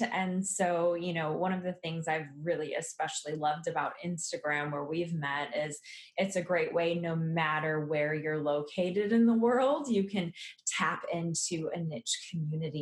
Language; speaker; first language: English; native; English